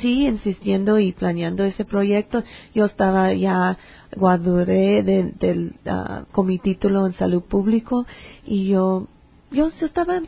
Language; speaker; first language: Spanish; early bilingual, heritage; English